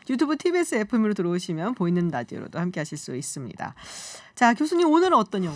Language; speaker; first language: Korean; native; Korean